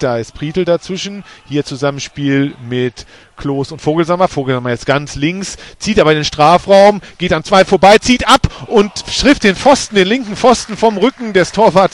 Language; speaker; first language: German; native; German